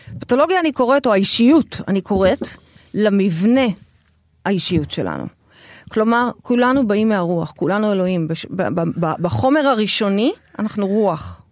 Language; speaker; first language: Hebrew; native; Hebrew